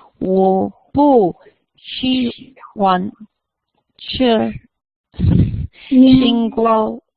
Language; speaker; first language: Chinese; non-native, learner; English